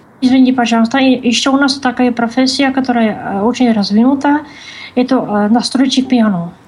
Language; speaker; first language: Russian; non-native, learner; Czech